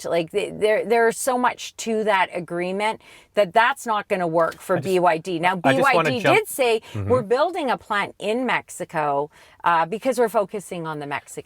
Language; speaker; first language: English; native; English